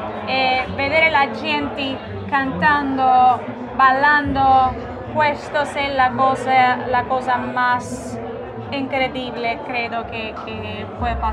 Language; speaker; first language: Italian; non-native, learner; Portuguese